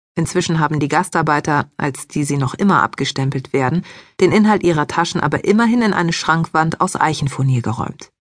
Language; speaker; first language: German; early bilingual, other home language; Greek